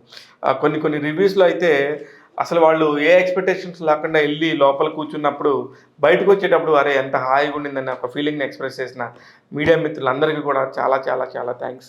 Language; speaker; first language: Telugu; native; Telugu